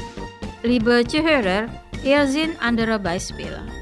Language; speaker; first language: German; non-native, fluent; Indonesian